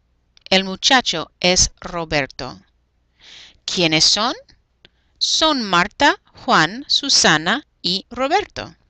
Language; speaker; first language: Spanish; non-native, fluent; English